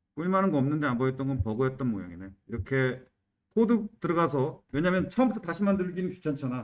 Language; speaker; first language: Korean; native; Korean